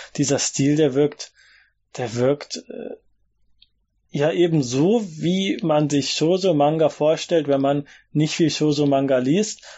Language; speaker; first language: German; native; German